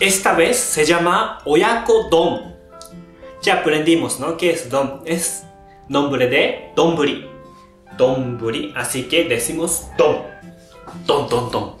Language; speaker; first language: Spanish; non-native, fluent; Japanese